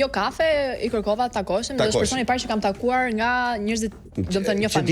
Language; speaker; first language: Albanian; native; Albanian